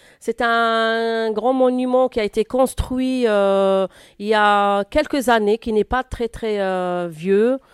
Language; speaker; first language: French; non-native, local second language; Arabic